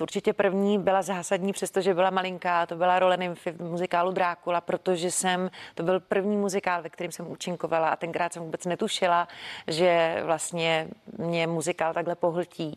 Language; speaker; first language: Czech; native; Czech